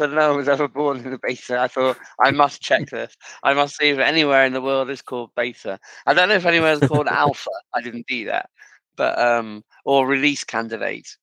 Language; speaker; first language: English; native; English